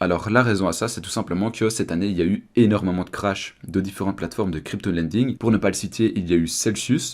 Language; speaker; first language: French; native; French